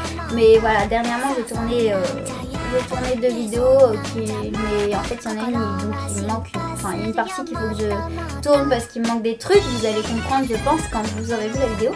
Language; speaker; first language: French; native; French